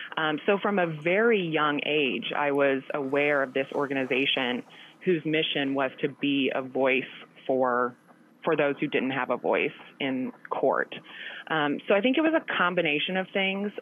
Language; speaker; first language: English; native; English